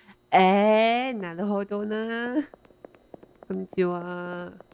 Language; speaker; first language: Japanese; non-native, learner; Chinese